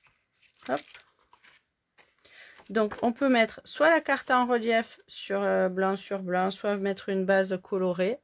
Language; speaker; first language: French; native; French